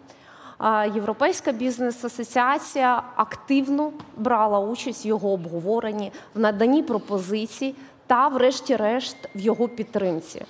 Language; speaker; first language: Ukrainian; native; Ukrainian